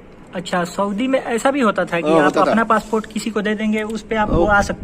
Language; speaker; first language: Hindi; native; Hindi